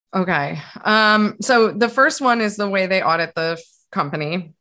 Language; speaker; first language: English; native; English